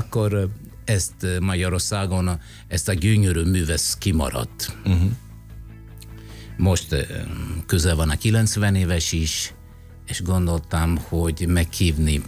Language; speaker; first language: Hungarian; non-native, fluent; Italian